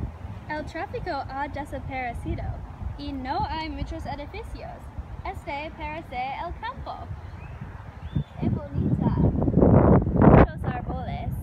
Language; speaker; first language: Spanish; non-native, learner; English